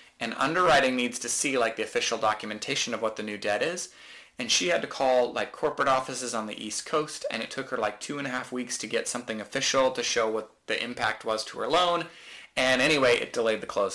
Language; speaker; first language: English; native; English